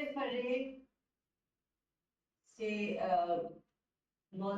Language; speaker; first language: French; non-native, learner; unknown